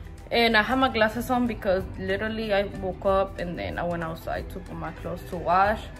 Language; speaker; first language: English; early bilingual, other home language; Spanish